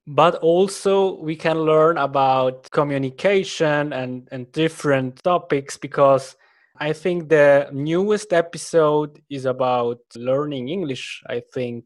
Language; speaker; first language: English; non-native, fluent; German